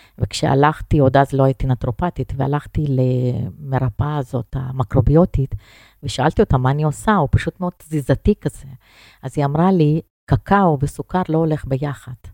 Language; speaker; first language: Hebrew; non-native, fluent; Russian